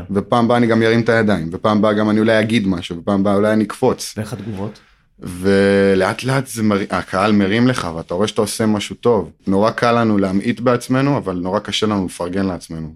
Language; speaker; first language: Hebrew; native; Hebrew